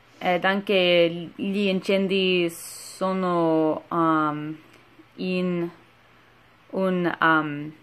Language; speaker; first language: Italian; non-native, learner; English